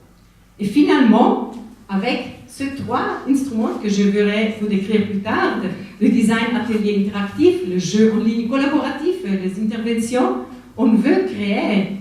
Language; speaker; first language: French; non-native, fluent; Spanish